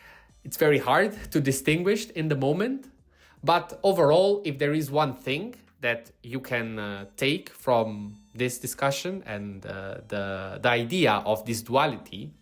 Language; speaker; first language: English; non-native, fluent; Italian